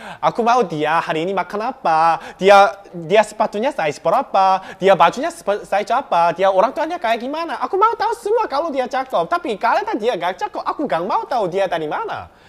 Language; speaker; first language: Indonesian; non-native, fluent; Korean